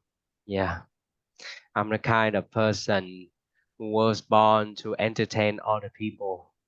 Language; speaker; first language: English; non-native, fluent; Vietnamese